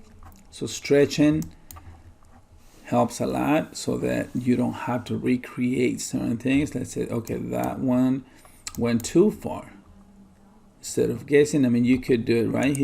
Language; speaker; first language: English; native; English